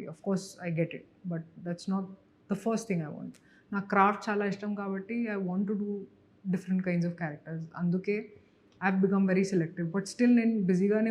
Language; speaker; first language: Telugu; non-native, local second language; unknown